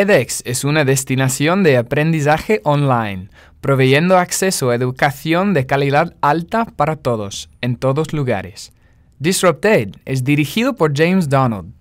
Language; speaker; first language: Spanish; non-native, fluent; English